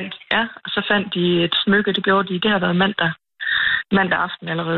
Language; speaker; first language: Danish; native; Danish